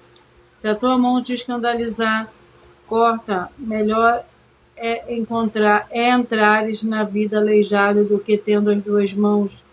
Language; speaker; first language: Portuguese; native; Portuguese